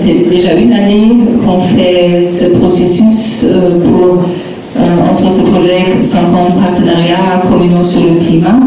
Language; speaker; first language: French; non-native, fluent; German